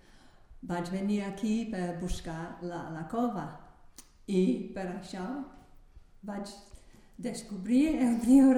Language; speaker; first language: Catalan; non-native, fluent; English